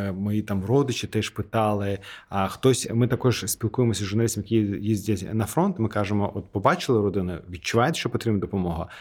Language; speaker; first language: Ukrainian; non-native, fluent; Azerbaijani